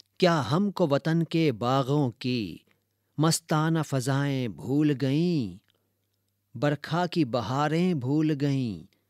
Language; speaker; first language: Urdu; native; Urdu